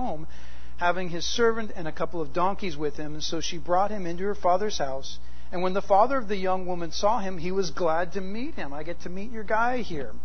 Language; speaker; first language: English; native; English